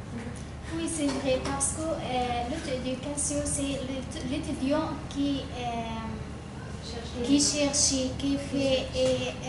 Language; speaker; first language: French; non-native, learner; Arabic